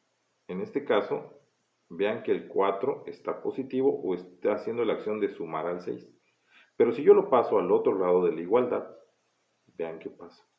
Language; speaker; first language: Spanish; native; Spanish